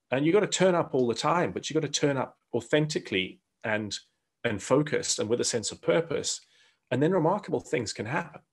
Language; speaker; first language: English; native; English